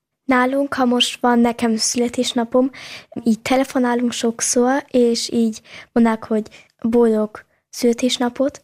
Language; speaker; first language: Hungarian; early bilingual, heritage; German